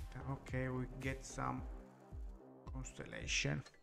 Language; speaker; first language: English; non-native, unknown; Italian